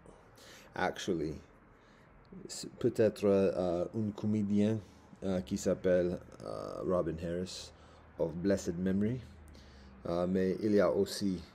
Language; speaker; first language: French; non-native, learner; English